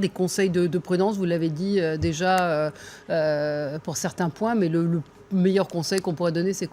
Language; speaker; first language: French; native; French